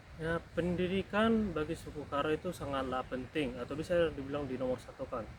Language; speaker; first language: Indonesian; native; Indonesian